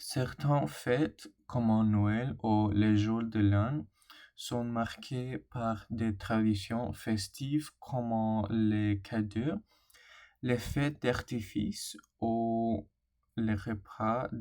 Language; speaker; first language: French; non-native, learner; English